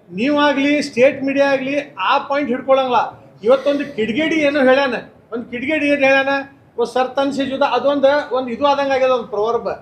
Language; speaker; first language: Kannada; native; Kannada